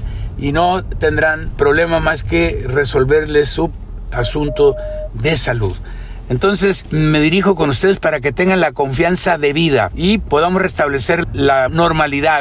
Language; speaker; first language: Spanish; native; Spanish